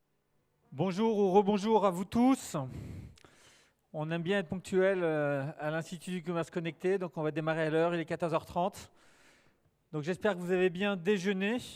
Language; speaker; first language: French; native; French